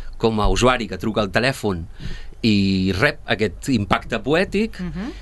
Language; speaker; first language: Catalan; early bilingual, other home language; Spanish